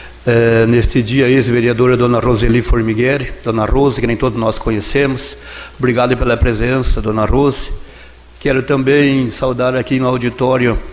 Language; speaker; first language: Portuguese; native; Portuguese